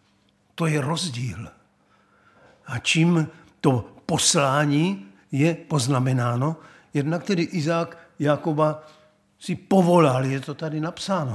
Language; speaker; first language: Czech; native; Czech